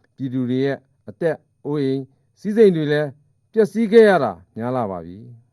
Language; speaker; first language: Burmese; non-native, local second language; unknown